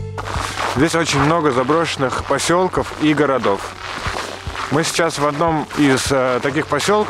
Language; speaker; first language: Russian; native; Russian